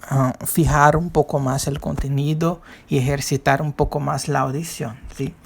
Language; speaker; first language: Spanish; non-native, fluent; Portuguese